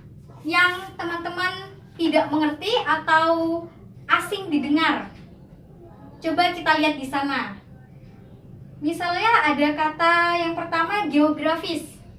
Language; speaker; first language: Indonesian; native; Indonesian